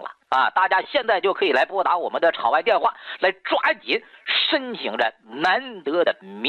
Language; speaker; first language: Chinese; native; Chinese